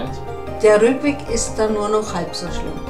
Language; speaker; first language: German; native; German